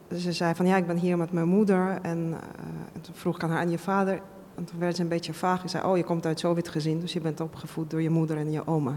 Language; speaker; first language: Dutch; non-native, fluent; Russian